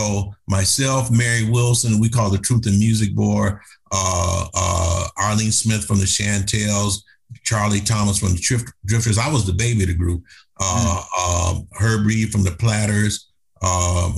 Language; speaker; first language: English; native; English